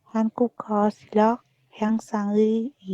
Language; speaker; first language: Korean; non-native, learner; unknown